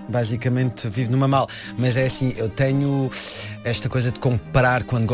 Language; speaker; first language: Portuguese; non-native, fluent; French